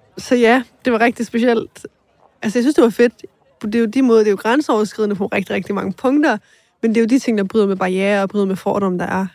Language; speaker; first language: Danish; early bilingual, other home language; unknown